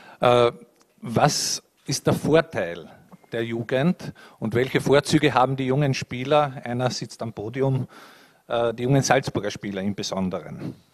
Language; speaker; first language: German; non-native, learner; English